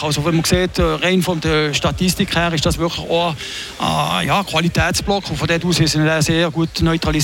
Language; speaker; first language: German; native; German